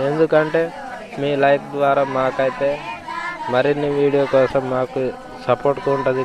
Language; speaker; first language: Telugu; non-native, local second language; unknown